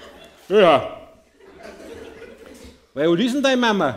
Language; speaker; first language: German; native; German